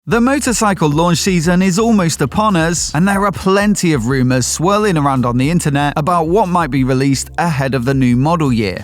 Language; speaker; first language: English; native; English